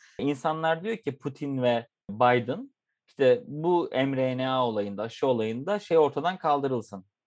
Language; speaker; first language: Turkish; native; Turkish